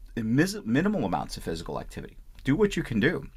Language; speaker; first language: English; early bilingual, other home language; Punjabi